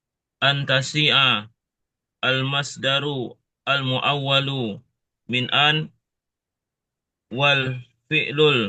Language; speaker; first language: Arabic; non-native, learner; Indonesian